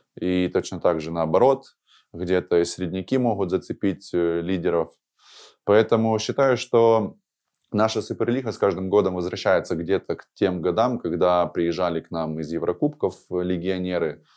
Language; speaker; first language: Russian; native; Russian